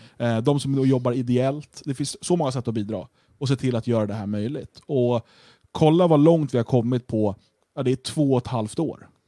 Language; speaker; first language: Swedish; native; Swedish